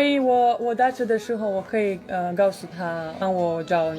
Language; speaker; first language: Chinese; non-native, learner; Romanian